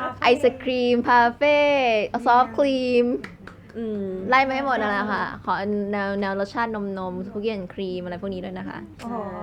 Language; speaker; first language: Thai; native; Thai